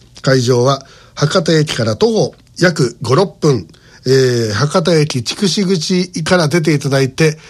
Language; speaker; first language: Japanese; native; Japanese